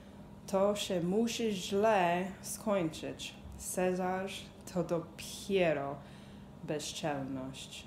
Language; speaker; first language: Polish; early bilingual, heritage; Polish